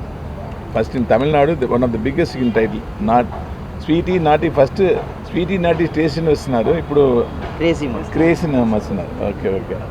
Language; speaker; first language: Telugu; non-native, learner; Tamil